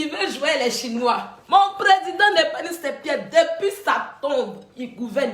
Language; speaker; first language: French; native; French